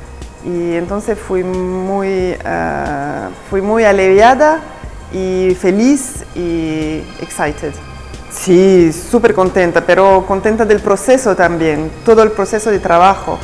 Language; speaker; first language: Spanish; non-native, fluent; Italian